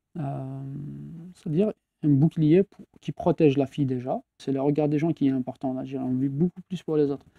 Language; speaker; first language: French; non-native, local second language; Kabyle